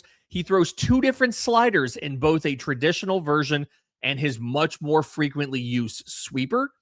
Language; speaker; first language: English; native; English